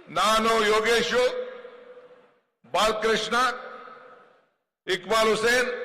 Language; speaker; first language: Kannada; native; Kannada